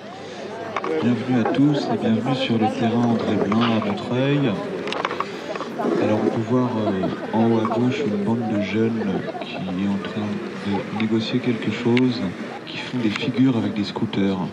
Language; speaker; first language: French; native; French